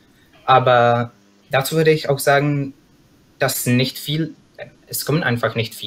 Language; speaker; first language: German; non-native, fluent; Czech